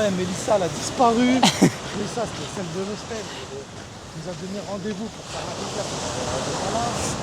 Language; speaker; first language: French; native; French